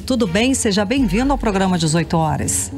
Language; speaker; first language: Portuguese; native; Portuguese